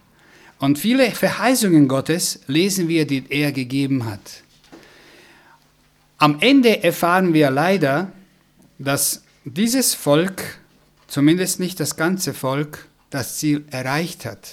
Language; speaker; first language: German; non-native, fluent; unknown